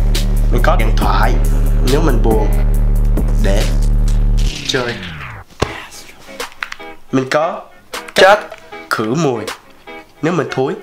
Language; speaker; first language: Vietnamese; early bilingual, heritage; Vietnamese